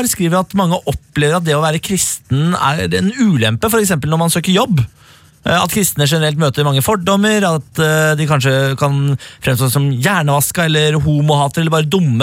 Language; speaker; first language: Norwegian; native; Norwegian